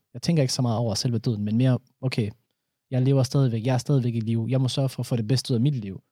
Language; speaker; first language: Danish; early bilingual, other home language; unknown